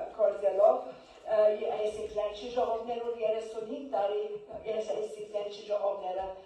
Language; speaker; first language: Armenian; early bilingual, heritage; Armenian